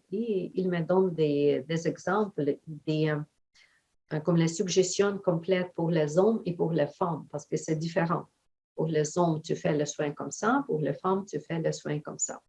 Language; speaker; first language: French; non-native, fluent; Ukrainian